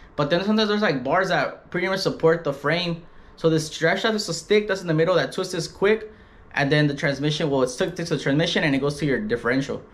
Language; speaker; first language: English; early bilingual, other home language; Spanish